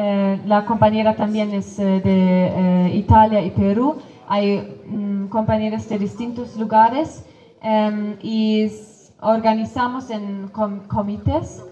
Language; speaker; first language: Spanish; non-native, fluent; Kurdish